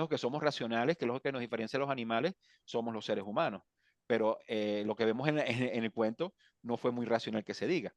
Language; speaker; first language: Spanish; native; Spanish